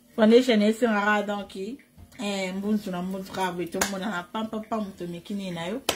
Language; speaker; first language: French; non-native, local second language; Lingala